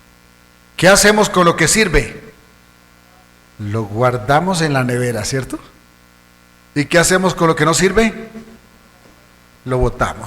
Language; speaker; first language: Spanish; native; Spanish